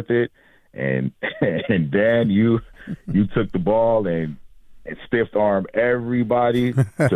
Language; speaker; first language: English; native; English